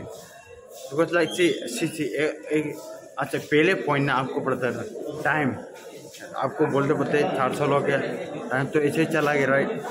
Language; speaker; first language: Hindi; non-native, local second language; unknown